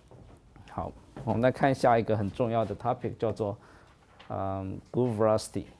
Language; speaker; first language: Chinese; native; Chinese